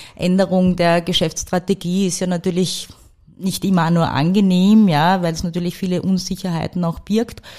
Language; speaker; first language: German; native; German